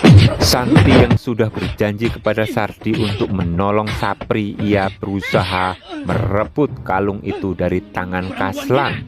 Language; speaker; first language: Indonesian; native; Indonesian